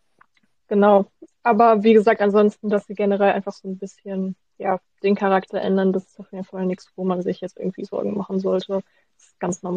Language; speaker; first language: German; native; German